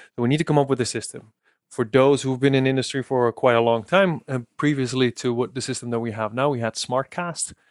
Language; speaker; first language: English; non-native, fluent; Dutch